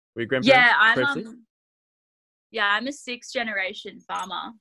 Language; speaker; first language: English; native; English